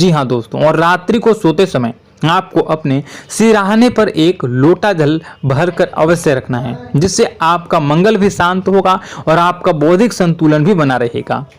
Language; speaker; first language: Hindi; native; Hindi